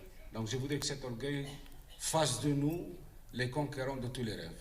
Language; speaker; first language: French; non-native, local second language; Arabic